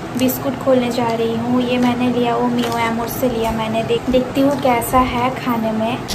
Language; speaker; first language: Hindi; non-native, local second language; Bangla